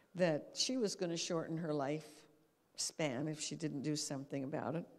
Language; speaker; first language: English; native; English